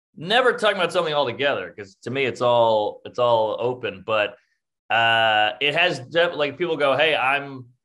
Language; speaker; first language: English; native; English